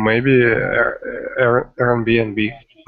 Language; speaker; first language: English; non-native, learner; Russian